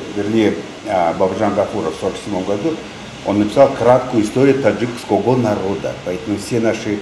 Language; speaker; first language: Russian; non-native, local second language; Tajik